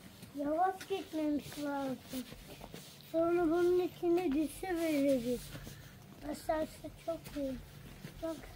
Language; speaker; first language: Turkish; early bilingual, heritage; Turkish